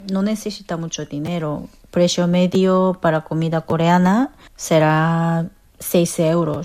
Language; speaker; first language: Spanish; non-native, fluent; Korean